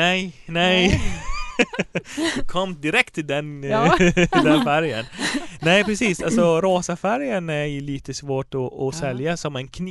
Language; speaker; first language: Swedish; non-native, fluent; Arabic